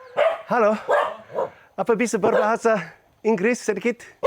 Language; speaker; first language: Indonesian; non-native, learner; English